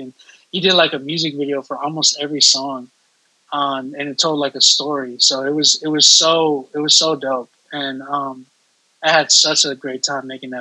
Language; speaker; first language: English; native; English